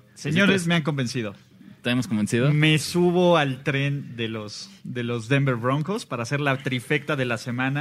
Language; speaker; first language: Spanish; native; Spanish